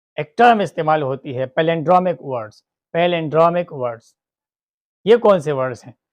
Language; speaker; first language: Urdu; non-native, local second language; Pashto